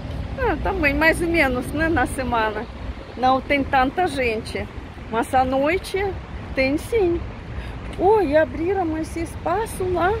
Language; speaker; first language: Portuguese; non-native, fluent; Russian